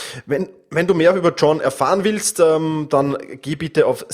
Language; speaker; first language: German; native; German